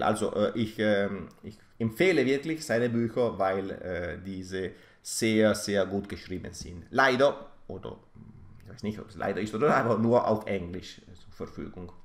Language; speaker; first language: German; non-native, fluent; Italian